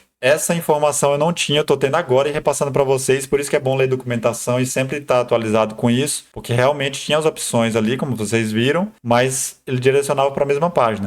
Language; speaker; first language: Portuguese; native; Portuguese